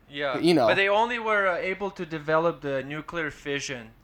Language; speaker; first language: English; non-native, fluent; Ukrainian